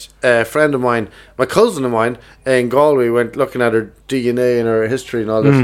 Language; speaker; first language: English; native; English